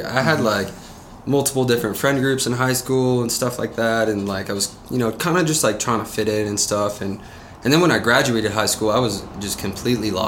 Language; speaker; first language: English; native; English